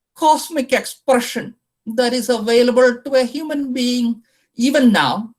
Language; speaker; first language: English; non-native, local second language; Malayalam